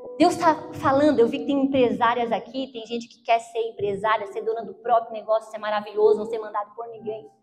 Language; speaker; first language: Portuguese; native; Portuguese